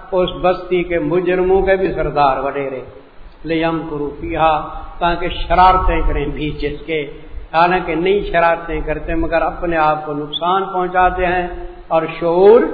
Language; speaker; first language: Urdu; non-native, local second language; Punjabi